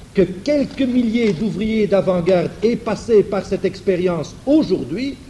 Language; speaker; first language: French; non-native, fluent; German